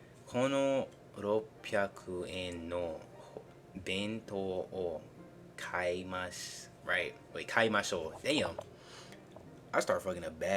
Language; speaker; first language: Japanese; non-native, learner; English